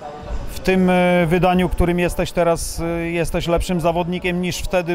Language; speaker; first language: Polish; native; Polish